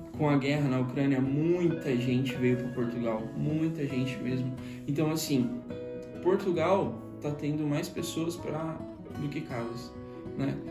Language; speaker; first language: Portuguese; native; Portuguese